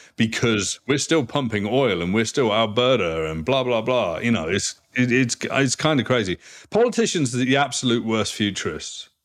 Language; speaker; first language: English; native; English